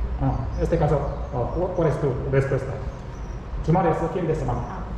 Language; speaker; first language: Spanish; non-native, learner; Korean